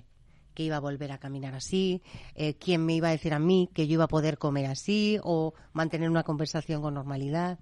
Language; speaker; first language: Spanish; native; Spanish